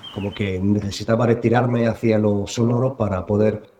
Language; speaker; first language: Spanish; non-native, fluent; Bulgarian